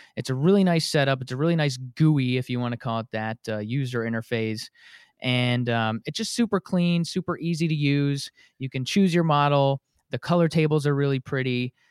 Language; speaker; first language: English; native; English